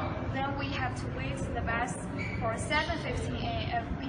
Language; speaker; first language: English; non-native, learner; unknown